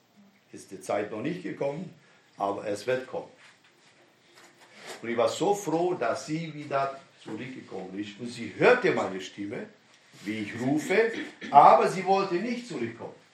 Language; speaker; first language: German; non-native, fluent; Romanian